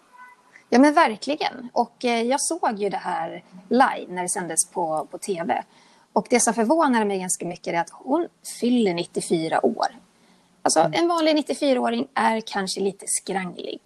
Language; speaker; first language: Swedish; native; Swedish